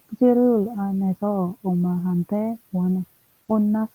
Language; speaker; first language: Korean; non-native, learner; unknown